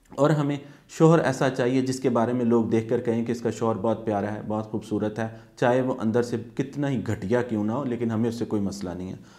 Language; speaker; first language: Urdu; native; Urdu